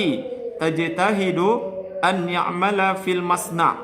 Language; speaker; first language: Arabic; non-native, fluent; Indonesian